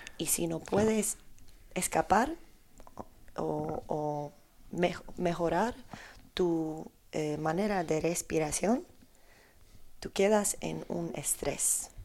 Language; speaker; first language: Spanish; non-native, learner; Polish